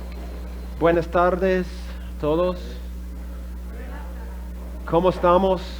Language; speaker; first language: Spanish; non-native, fluent; English